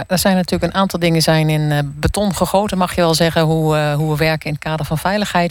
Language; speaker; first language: Dutch; native; Dutch